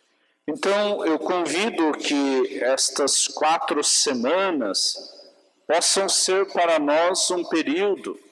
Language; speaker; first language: Portuguese; native; Portuguese